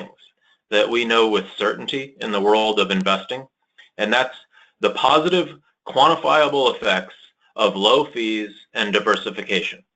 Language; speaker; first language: English; native; English